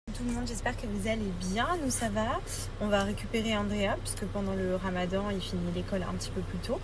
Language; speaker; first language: French; native; French